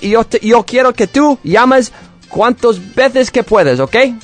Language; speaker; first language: Spanish; non-native, learner; English